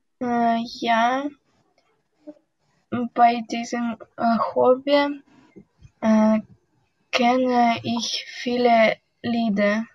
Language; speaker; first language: German; non-native, learner; Russian